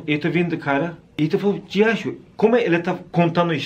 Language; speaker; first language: Portuguese; non-native, learner; Turkish